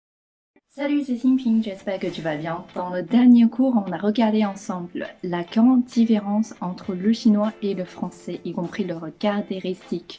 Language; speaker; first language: French; non-native, fluent; Chinese